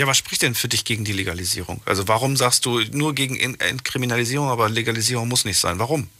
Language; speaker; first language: German; native; German